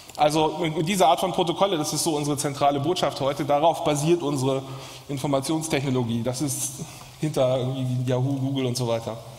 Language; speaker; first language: German; native; German